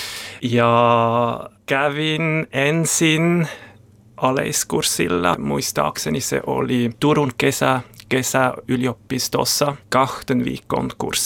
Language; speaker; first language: Finnish; non-native, learner; German